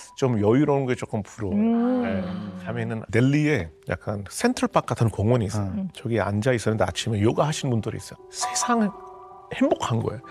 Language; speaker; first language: Korean; non-native, fluent; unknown